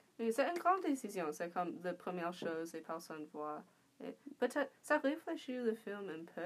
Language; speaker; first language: French; non-native, learner; English